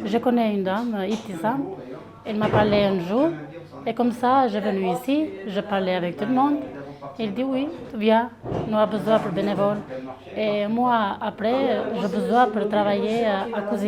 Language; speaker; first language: French; non-native, learner; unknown